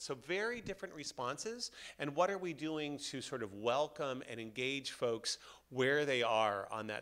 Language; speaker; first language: English; native; English